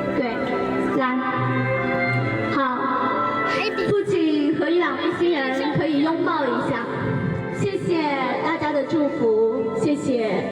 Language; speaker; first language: Chinese; native; Chinese